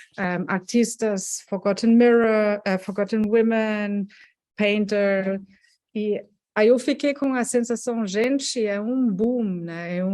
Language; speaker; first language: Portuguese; non-native, fluent; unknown